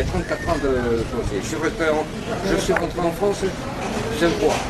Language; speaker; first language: French; native; French